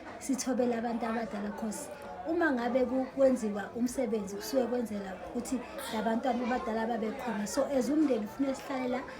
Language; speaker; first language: Zulu; native; Zulu